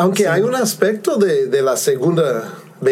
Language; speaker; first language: Spanish; non-native, fluent; English